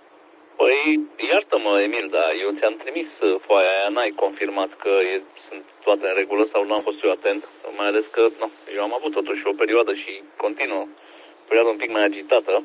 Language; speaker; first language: Romanian; native; Romanian